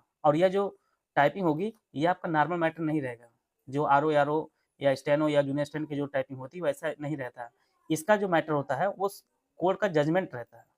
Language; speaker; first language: Hindi; native; Hindi